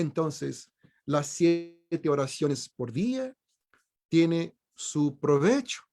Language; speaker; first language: Spanish; non-native, fluent; Portuguese